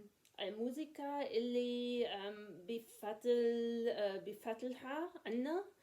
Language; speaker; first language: Arabic; non-native, learner; English